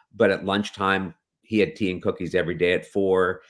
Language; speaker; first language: English; native; English